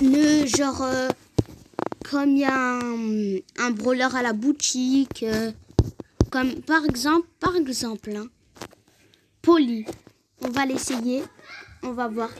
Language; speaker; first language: French; native; French